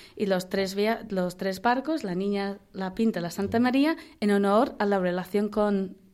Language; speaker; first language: Spanish; non-native, fluent; English